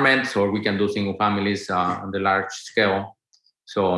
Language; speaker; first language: English; non-native, fluent; Spanish